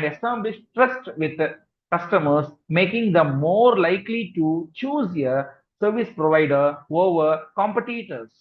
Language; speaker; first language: English; non-native, local second language; Tamil